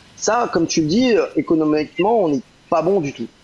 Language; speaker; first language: French; native; French